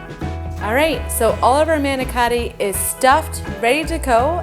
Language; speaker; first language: English; native; English